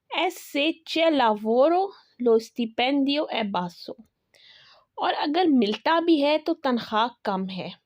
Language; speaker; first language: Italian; non-native, fluent; Urdu